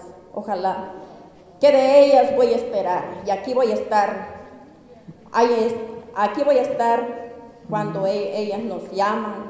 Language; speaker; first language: Spanish; non-native, local second language; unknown